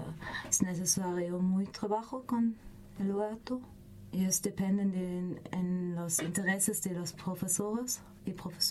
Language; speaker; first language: Spanish; non-native, learner; German